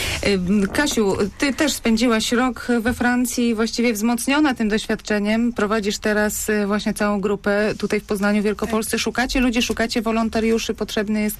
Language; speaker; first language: Polish; native; Polish